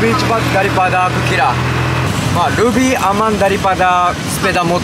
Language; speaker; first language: Indonesian; non-native, learner; Japanese